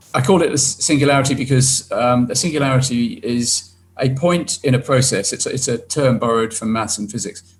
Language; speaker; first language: English; native; English